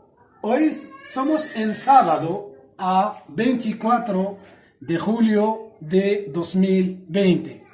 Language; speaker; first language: Spanish; non-native, fluent; Arabic